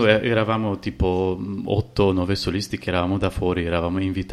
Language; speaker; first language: Spanish; non-native, learner; Hungarian